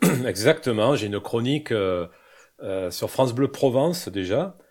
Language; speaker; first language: French; native; French